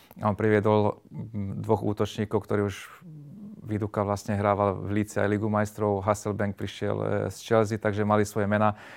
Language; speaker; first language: Slovak; non-native, local second language; Hungarian